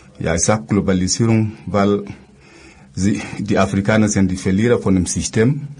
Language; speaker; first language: German; non-native, fluent; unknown